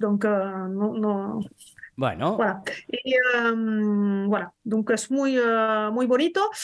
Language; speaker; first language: Spanish; non-native, learner; French